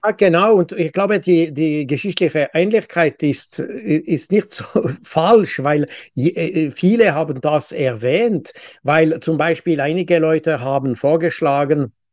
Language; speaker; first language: German; non-native, local second language; French